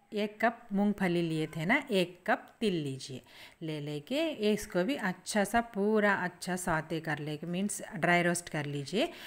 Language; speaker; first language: Hindi; native; Hindi